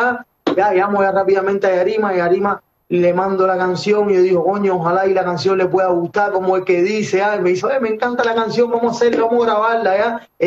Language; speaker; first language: Spanish; native; Spanish